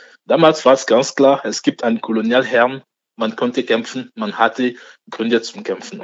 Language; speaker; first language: German; non-native, fluent; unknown